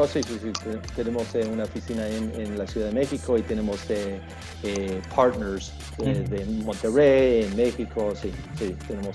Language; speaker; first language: Spanish; early bilingual, heritage; Spanish